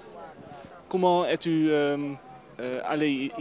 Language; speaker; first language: French; non-native, learner; Dutch